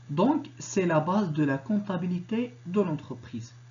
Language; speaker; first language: French; non-native, local second language; Arabic